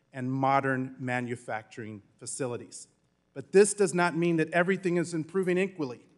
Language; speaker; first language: English; native; English